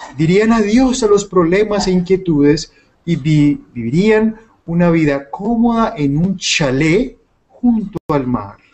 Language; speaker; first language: Spanish; native; Spanish